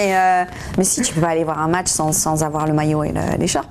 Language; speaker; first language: French; non-native, fluent; English